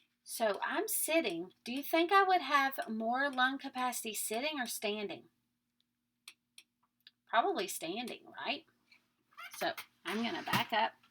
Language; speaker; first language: English; native; English